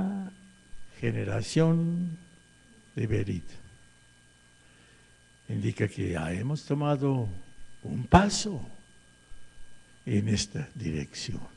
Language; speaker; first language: Spanish; non-native, fluent; English